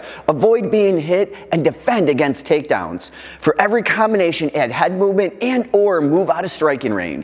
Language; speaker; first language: English; native; English